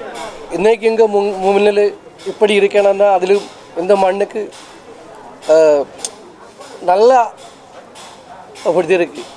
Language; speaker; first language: Tamil; non-native, learner; Malayalam